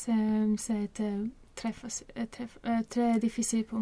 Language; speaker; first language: French; non-native, learner; Swedish